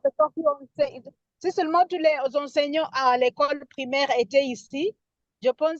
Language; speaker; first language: French; non-native, fluent; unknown